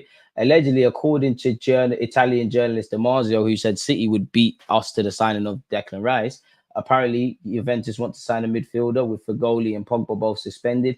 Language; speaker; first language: English; native; English